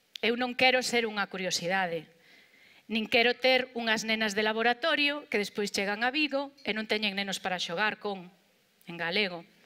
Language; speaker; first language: Galician; non-native, local second language; Spanish